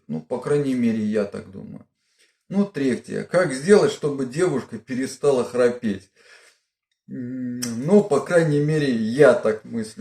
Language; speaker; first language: Russian; native; Russian